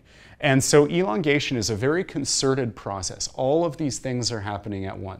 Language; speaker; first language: English; native; English